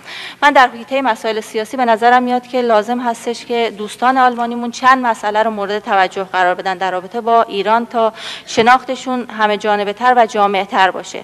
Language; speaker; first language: Persian; native; Persian